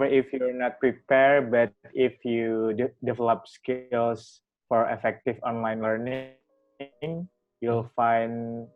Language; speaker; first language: English; non-native, learner; Indonesian